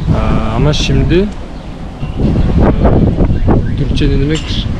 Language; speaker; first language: Turkish; non-native, learner; Bashkir